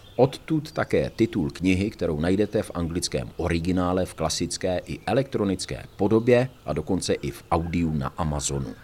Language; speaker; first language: Czech; native; Czech